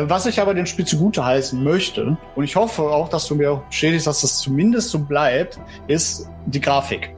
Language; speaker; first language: German; native; German